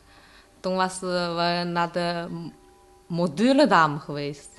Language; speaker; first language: Dutch; non-native, learner; Chinese